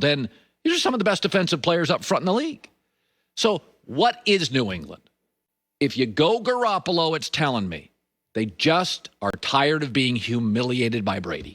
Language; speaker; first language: English; native; English